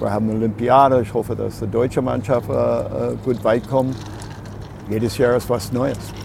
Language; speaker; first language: German; non-native, fluent; English